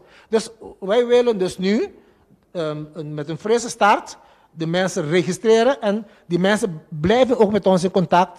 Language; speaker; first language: Dutch; non-native, local second language; Papiamento